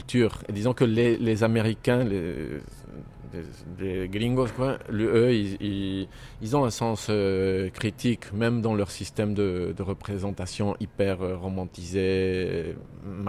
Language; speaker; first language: French; non-native, fluent; Spanish